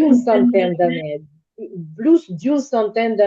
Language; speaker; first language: French; non-native, fluent; Ukrainian